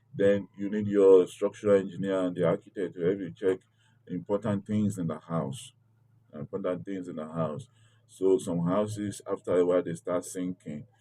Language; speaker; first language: English; non-native, local second language; Yoruba